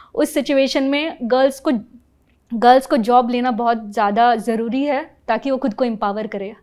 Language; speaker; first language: Hindi; non-native, local second language; Marathi